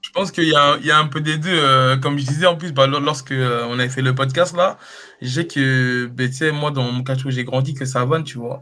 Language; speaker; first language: French; native; French